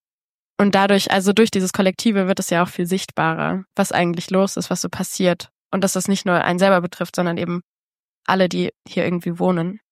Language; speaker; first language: German; native; German